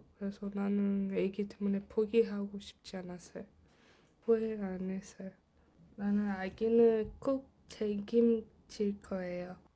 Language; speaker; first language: Korean; non-native, learner; Portuguese